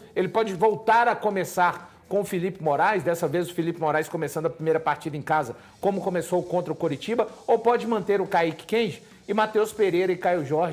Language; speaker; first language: Portuguese; native; Portuguese